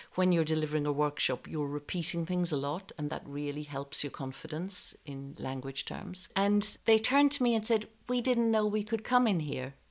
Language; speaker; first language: English; native; English